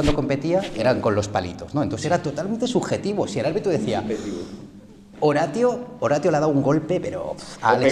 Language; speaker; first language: Spanish; early bilingual, other home language; Korean